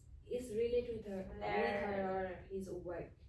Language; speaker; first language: English; non-native, fluent; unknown